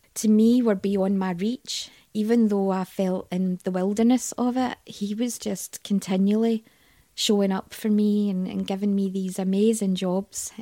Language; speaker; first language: English; native; English